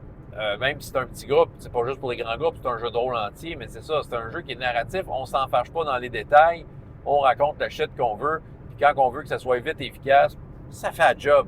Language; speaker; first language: French; native; French